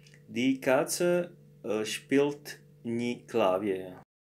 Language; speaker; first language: German; non-native, learner; Morisyen